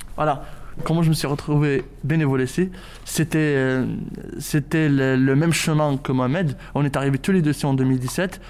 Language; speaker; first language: French; non-native, local second language; Arabic